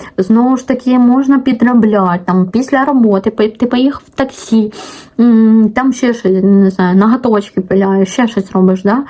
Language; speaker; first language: Ukrainian; non-native, local second language; Russian